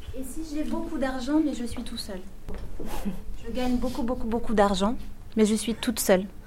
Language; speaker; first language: French; non-native, learner; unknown